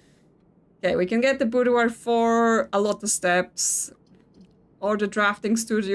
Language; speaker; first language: English; native; English